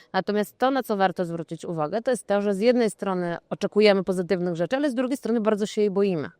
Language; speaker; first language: Polish; native; Polish